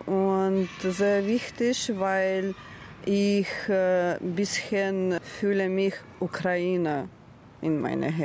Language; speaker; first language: German; non-native, learner; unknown